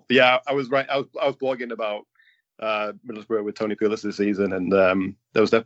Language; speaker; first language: English; native; English